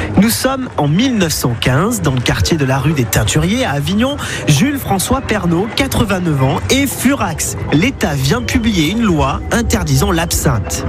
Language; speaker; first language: French; native; French